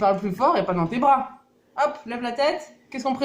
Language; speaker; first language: French; native; French